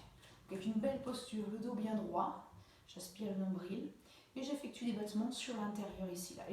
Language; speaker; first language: French; native; French